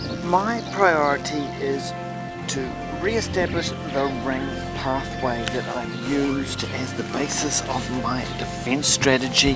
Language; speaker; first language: English; native; English